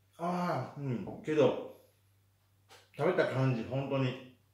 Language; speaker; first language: Japanese; native; Japanese